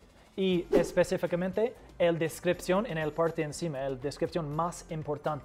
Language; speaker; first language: Spanish; non-native, fluent; English